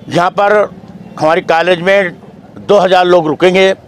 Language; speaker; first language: Hindi; native; Hindi